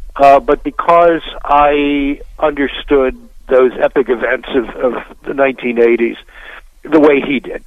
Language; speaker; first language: English; native; English